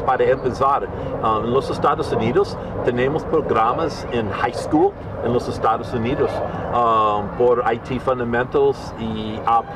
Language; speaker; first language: Spanish; non-native, learner; English